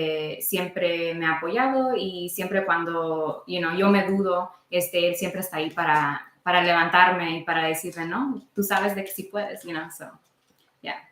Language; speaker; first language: Spanish; early bilingual, heritage; Spanish